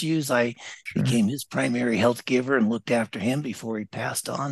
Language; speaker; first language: English; native; English